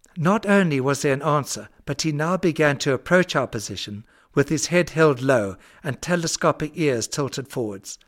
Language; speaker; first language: English; native; English